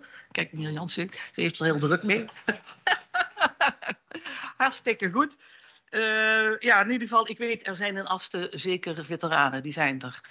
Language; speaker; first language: Dutch; native; Dutch